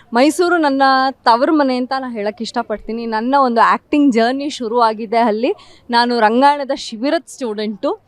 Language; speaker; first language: Kannada; native; Kannada